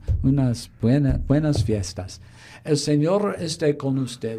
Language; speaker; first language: Spanish; non-native, fluent; English